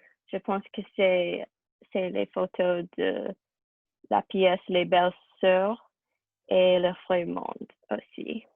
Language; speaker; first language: French; non-native, learner; English